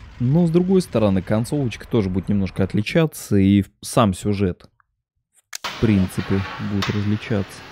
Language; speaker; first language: Russian; native; Russian